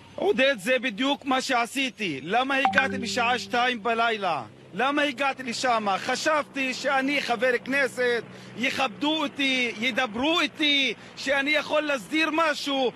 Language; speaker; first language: Hebrew; non-native, local second language; Arabic